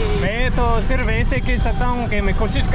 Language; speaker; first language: Hindi; non-native, learner; English